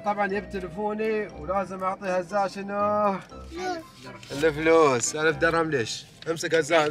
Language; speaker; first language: Arabic; native; Arabic